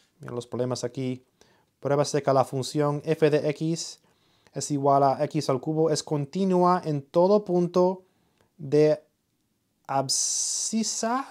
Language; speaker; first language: Spanish; early bilingual, heritage; Spanish